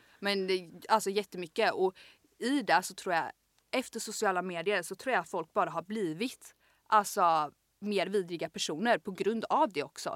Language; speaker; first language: Swedish; native; Swedish